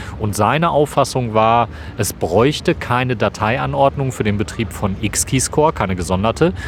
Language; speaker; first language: German; native; German